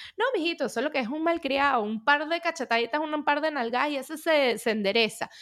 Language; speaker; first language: Spanish; native; Spanish